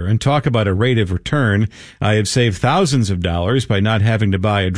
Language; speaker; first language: English; native; English